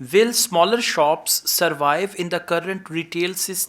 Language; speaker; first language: English; non-native, fluent; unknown